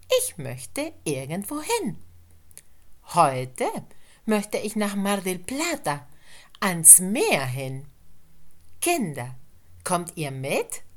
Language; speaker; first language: German; non-native, fluent; Spanish